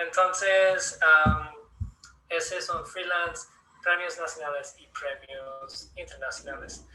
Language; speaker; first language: Spanish; non-native, learner; English